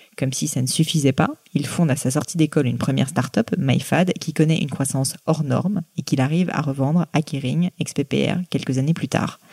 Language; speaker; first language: French; native; French